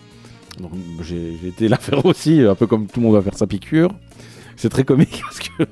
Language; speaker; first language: French; native; French